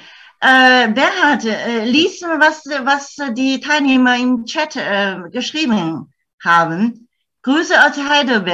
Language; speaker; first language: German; non-native, fluent; Chinese